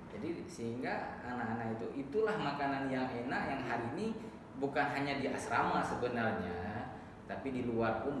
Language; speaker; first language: Indonesian; native; Indonesian